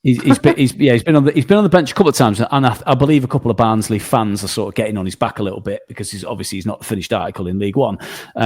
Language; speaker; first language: English; native; English